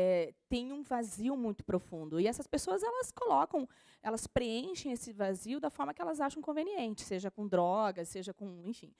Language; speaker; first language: Portuguese; native; Portuguese